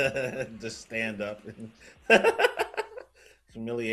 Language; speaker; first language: English; native; English